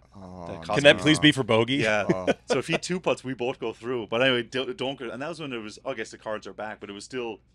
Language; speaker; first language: English; native; English